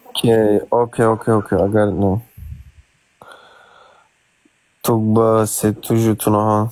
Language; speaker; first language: English; non-native, learner; Turkish